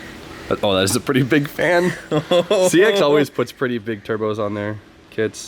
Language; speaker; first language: English; native; English